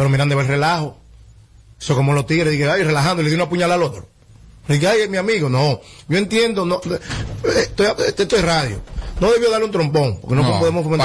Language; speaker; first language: Spanish; native; Spanish